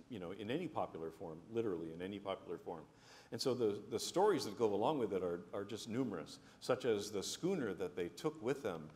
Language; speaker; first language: English; native; English